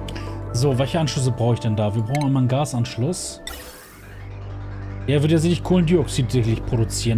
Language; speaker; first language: German; native; German